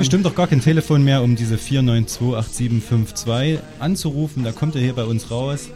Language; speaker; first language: German; native; German